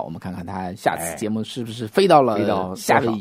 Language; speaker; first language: Chinese; native; Chinese